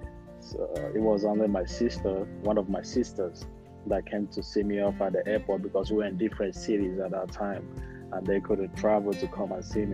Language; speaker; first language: English; non-native, local second language; Igbo